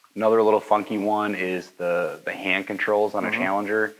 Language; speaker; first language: English; native; English